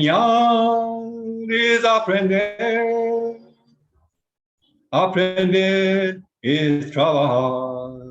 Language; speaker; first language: Spanish; non-native, fluent; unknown